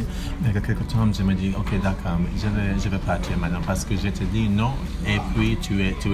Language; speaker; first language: French; non-native, learner; English